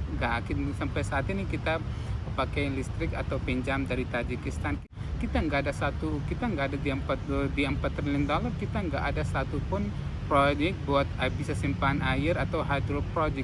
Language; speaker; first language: Indonesian; non-native, fluent; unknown